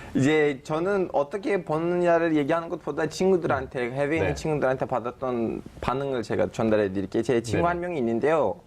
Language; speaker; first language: Korean; non-native, fluent; Turkish